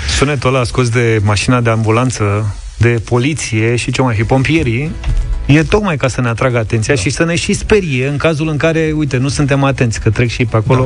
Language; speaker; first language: Romanian; native; Romanian